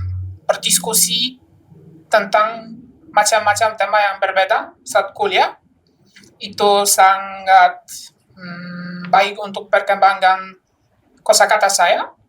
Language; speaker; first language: Indonesian; non-native, fluent; Polish